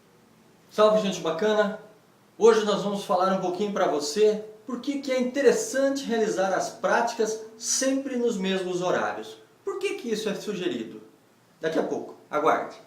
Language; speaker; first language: Portuguese; native; Portuguese